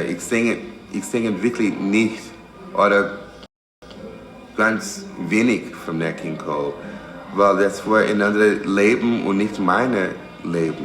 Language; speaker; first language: German; non-native, fluent; English